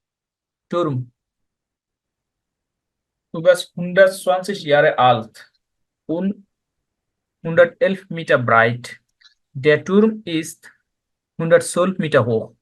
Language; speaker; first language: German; non-native, fluent; Bangla